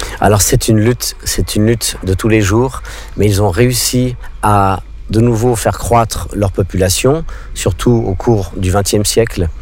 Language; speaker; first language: French; non-native, local second language; English